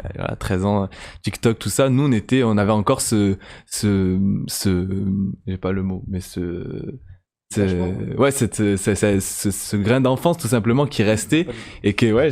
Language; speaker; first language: French; native; French